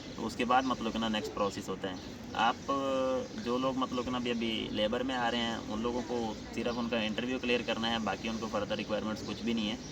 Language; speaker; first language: Urdu; non-native, local second language; Punjabi